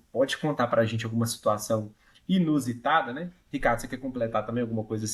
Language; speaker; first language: Portuguese; native; Portuguese